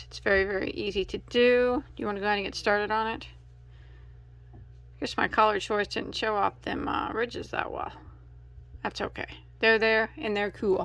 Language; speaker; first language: English; native; English